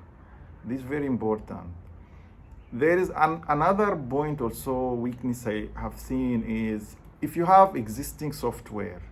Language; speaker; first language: English; non-native, fluent; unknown